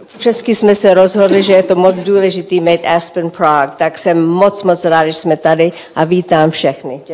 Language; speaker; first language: Czech; early bilingual, heritage; Czech